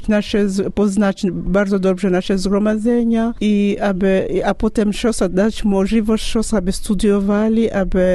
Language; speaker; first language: Polish; non-native, learner; French